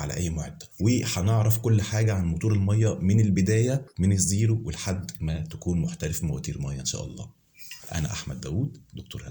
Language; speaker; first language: Arabic; native; Arabic